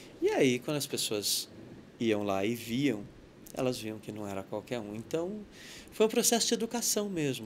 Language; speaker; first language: Portuguese; native; Portuguese